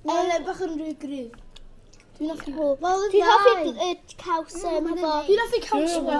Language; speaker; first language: Welsh; non-native, local second language; English